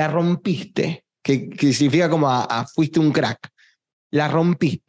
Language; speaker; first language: Spanish; native; Spanish